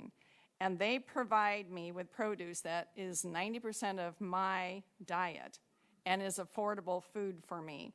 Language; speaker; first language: English; native; English